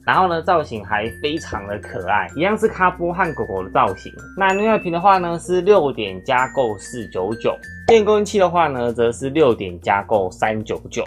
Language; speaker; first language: Chinese; native; Chinese